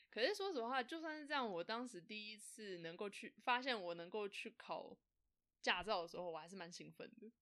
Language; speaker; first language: Chinese; native; Chinese